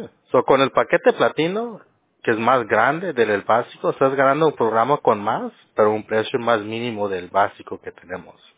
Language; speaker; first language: Spanish; early bilingual, heritage; Spanish